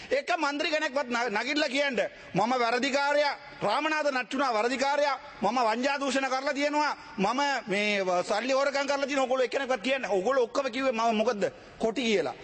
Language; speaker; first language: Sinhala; non-native, local second language; Tamil